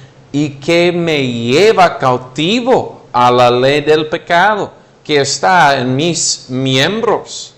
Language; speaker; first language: Spanish; non-native, fluent; English